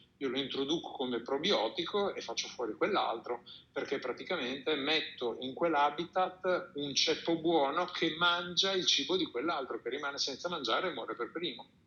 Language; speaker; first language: Italian; native; Italian